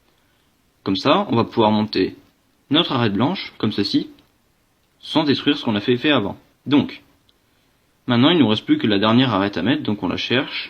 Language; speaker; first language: French; native; French